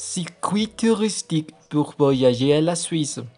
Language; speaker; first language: French; non-native, learner; Spanish